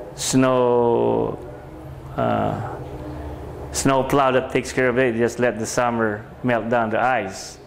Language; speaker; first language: English; non-native, local second language; Filipino